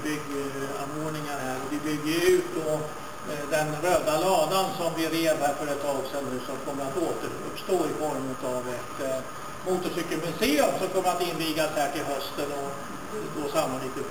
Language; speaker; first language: Swedish; native; Swedish